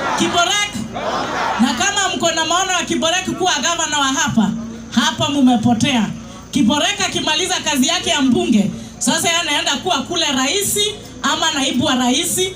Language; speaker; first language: Swahili; non-native, local second language; Kikuyu